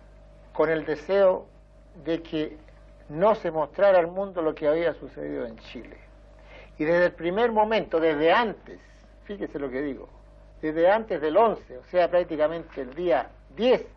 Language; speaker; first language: Spanish; native; Spanish